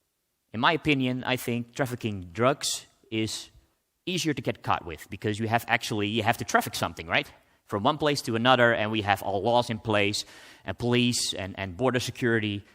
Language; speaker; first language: English; non-native, fluent; Dutch